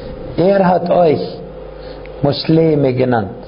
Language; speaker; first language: German; non-native, fluent; Arabic